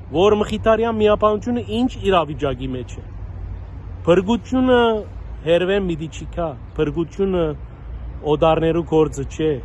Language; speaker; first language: Armenian; early bilingual, heritage; Armenian